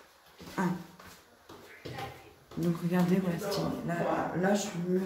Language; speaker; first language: French; native; French